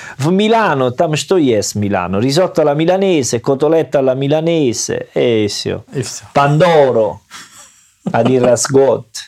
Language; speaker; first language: Russian; non-native, learner; Italian